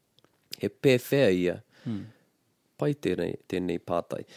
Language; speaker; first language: Māori; non-native, fluent; English